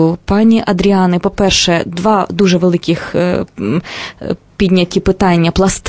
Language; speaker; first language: Ukrainian; native; Ukrainian